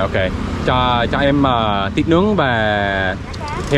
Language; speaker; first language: Vietnamese; non-native, learner; English